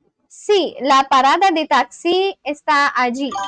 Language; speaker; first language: Spanish; non-native, learner; English